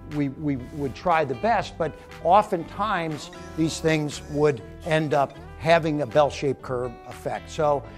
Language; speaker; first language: English; native; English